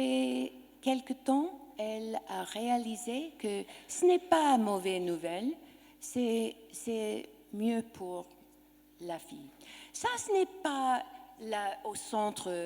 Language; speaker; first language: French; non-native, learner; English